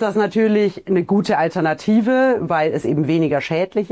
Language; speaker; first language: German; native; German